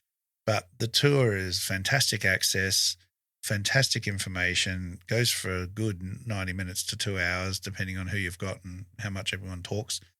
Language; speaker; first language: English; native; English